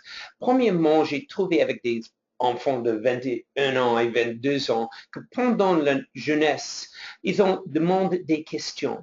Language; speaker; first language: French; non-native, fluent; English